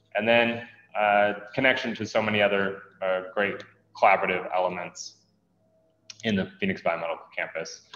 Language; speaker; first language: English; native; English